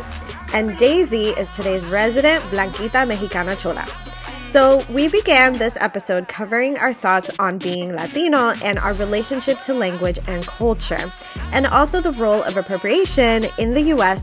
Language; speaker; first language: English; native; English